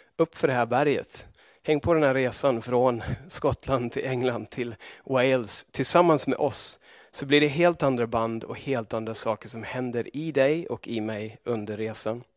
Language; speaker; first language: Swedish; non-native, fluent; English